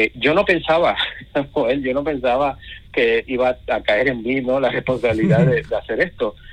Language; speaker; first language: Spanish; native; Spanish